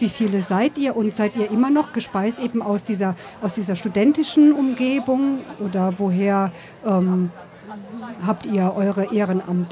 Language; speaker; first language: German; early bilingual, other home language; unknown